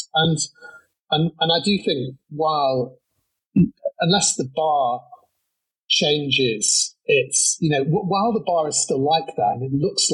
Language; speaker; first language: English; native; English